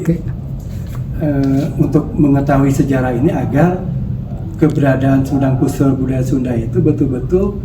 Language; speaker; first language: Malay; non-native, local second language; Sundanese